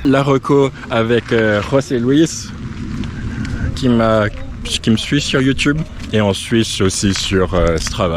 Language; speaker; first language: French; native; French